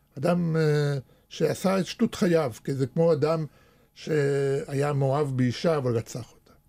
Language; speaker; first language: Hebrew; early bilingual, other home language; Russian